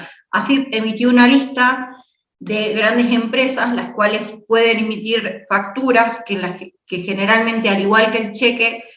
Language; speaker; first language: Spanish; native; Spanish